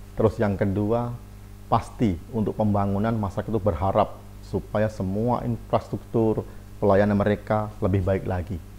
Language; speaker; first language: Indonesian; non-native, local second language; Javanese